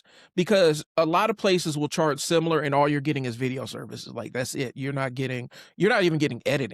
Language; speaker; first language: English; native; English